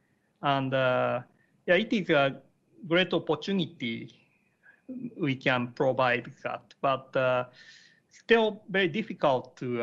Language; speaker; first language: English; non-native, learner; Japanese